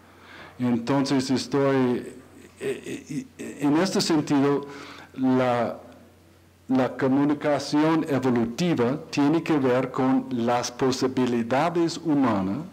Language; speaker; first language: Spanish; non-native, learner; English